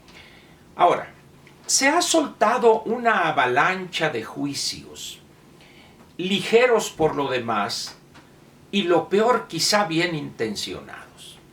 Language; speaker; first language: Spanish; native; Spanish